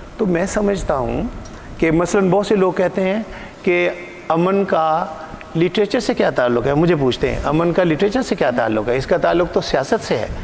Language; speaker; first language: Urdu; non-native, local second language; Punjabi